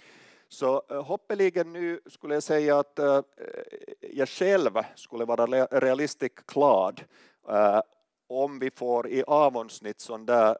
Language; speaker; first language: Swedish; non-native, local second language; Finnish